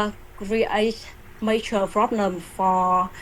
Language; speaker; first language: English; non-native, learner; Vietnamese